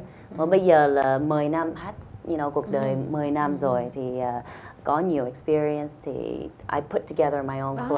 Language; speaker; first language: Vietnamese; early bilingual, heritage; Vietnamese